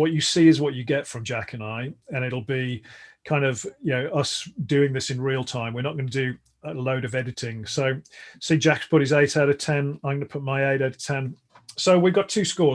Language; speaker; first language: English; native; English